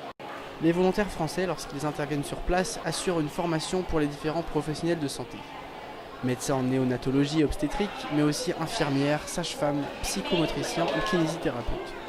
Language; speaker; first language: French; native; French